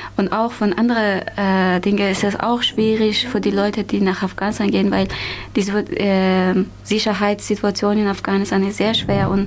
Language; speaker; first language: German; non-native, learner; Persian